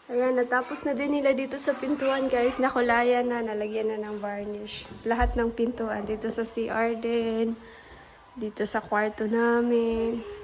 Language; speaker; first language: Filipino; native; Filipino